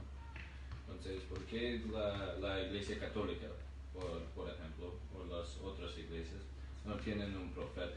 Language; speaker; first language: Spanish; non-native, learner; English